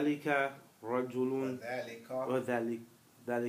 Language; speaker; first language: Arabic; non-native, learner; English